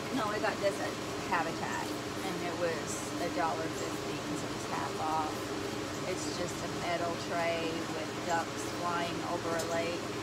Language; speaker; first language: English; native; English